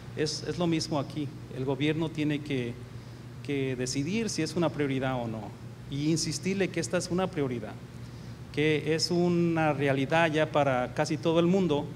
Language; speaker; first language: Spanish; native; Spanish